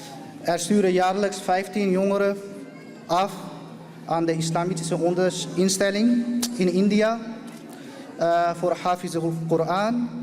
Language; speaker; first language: Dutch; early bilingual, other home language; Urdu